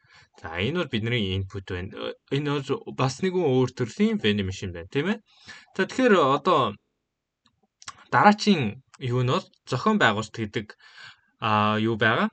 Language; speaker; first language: Mongolian; native; Mongolian